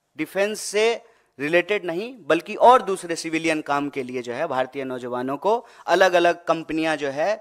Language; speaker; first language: Hindi; native; Hindi